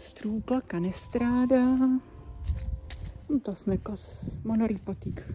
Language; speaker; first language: Latvian; non-native, fluent; Czech